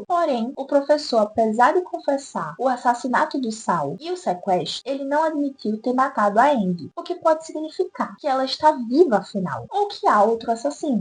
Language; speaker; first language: Portuguese; native; Portuguese